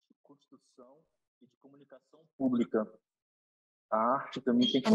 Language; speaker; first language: Spanish; non-native, learner; Portuguese